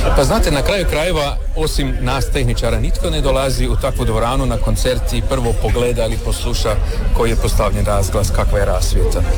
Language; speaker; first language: Croatian; early bilingual, heritage; Croatian